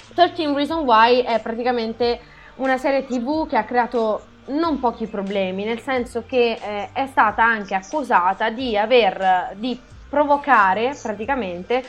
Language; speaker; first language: Italian; native; Italian